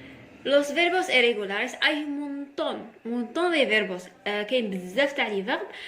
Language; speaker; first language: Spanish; non-native, fluent; Arabic